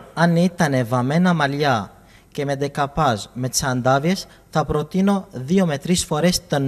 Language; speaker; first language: Greek; non-native, fluent; Arabic